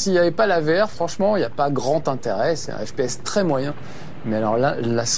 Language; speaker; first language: French; native; French